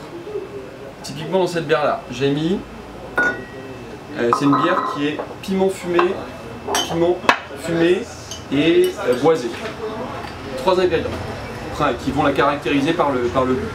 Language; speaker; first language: French; native; French